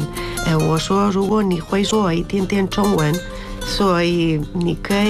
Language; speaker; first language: Chinese; non-native, learner; Spanish